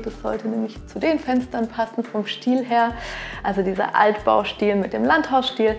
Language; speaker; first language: German; native; German